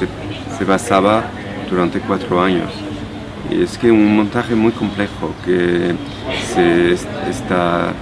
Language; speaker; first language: Spanish; non-native, fluent; French